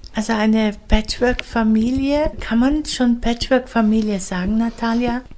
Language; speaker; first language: German; native; German